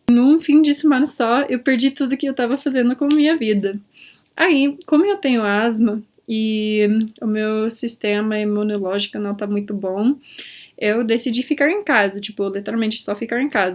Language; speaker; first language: Portuguese; early bilingual, heritage; Portuguese